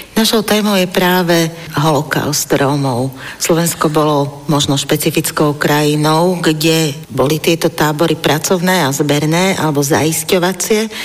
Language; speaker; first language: Slovak; native; Slovak